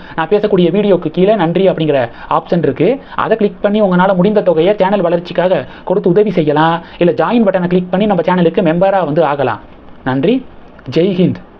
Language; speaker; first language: Tamil; native; Tamil